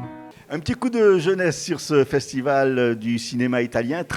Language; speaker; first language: French; native; French